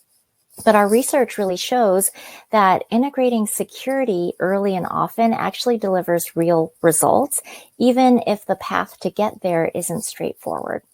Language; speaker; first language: English; native; English